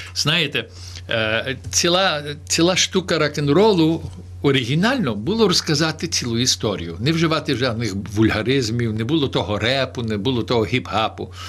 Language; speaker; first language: Ukrainian; early bilingual, heritage; Ukrainian